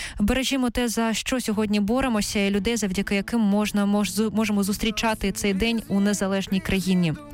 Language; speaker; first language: Ukrainian; native; Ukrainian